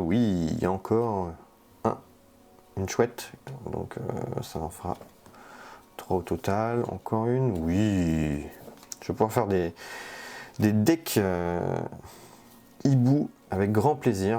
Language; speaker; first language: French; native; French